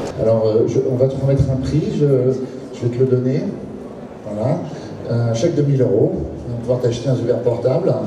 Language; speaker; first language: French; native; French